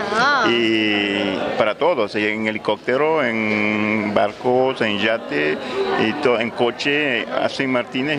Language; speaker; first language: Spanish; non-native, learner; Italian